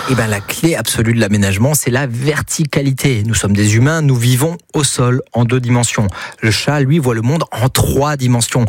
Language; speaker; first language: French; native; French